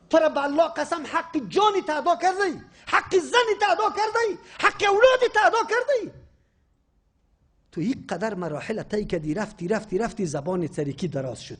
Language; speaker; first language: Persian; native; Persian